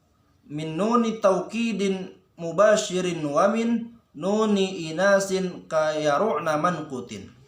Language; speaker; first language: Arabic; non-native, learner; Indonesian